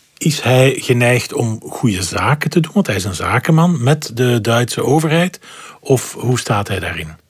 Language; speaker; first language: Dutch; native; Dutch